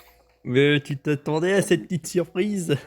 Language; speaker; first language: French; native; French